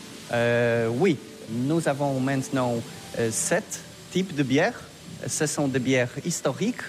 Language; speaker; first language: French; non-native, learner; Polish